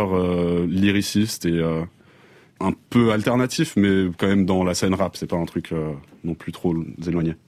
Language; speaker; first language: French; native; French